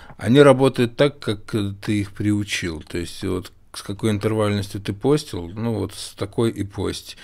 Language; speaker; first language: Russian; native; Russian